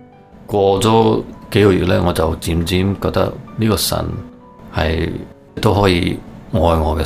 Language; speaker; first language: Cantonese; early bilingual, heritage; Cantonese